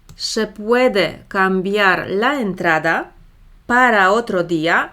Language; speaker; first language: Spanish; non-native, fluent; Polish